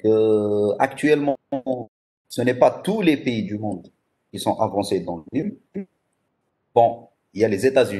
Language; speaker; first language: French; non-native, local second language; Arabic